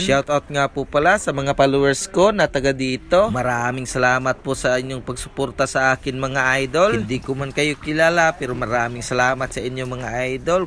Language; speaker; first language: Filipino; native; Filipino